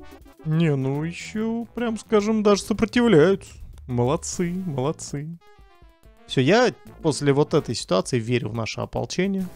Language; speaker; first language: Russian; native; Russian